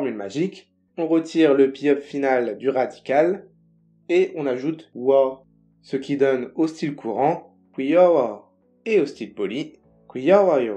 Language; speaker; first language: French; native; French